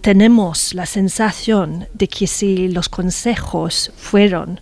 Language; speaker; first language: Spanish; non-native, fluent; English